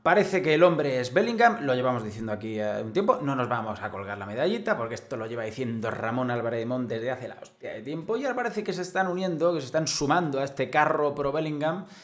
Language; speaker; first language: Spanish; native; Spanish